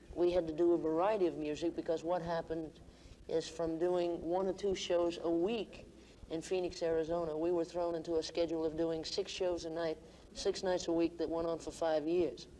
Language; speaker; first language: English; native; English